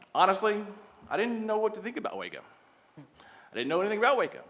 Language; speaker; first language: English; native; English